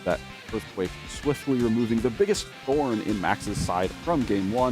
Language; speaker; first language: English; native; English